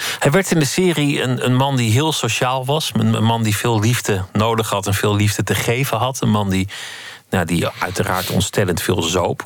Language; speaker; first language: Dutch; native; Dutch